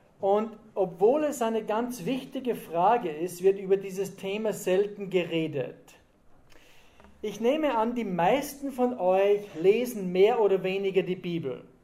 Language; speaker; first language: German; native; German